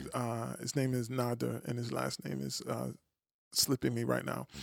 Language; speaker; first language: English; native; English